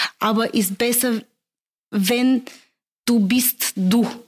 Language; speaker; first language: German; non-native, learner; Bulgarian